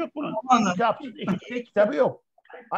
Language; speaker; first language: Turkish; native; Turkish